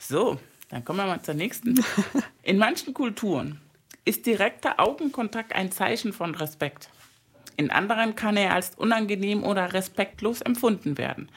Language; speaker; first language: German; non-native, fluent; Spanish